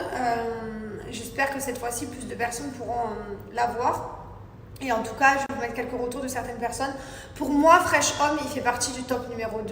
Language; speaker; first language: French; native; French